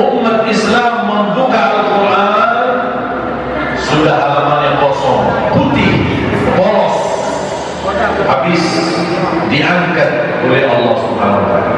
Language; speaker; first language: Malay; non-native, fluent; Arabic